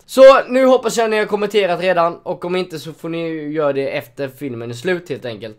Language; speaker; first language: Swedish; native; Swedish